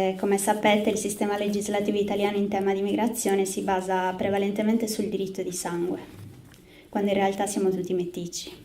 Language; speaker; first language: Italian; early bilingual, other home language; Spanish